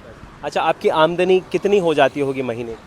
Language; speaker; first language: Hindi; native; Hindi